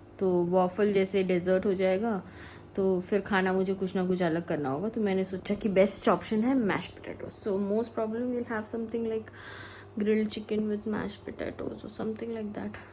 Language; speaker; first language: Hindi; non-native, local second language; Malayalam